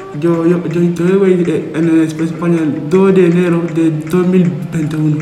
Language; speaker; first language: Spanish; non-native, learner; Bambara